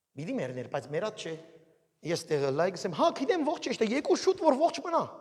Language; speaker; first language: Armenian; early bilingual, heritage; Armenian